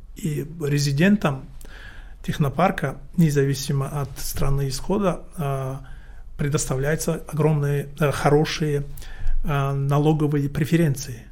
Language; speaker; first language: Russian; non-native, local second language; Tajik